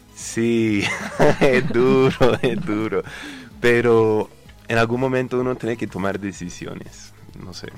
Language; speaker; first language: Spanish; non-native, fluent; English